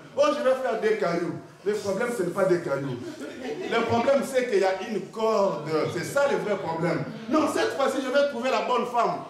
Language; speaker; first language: French; non-native, local second language; Lingala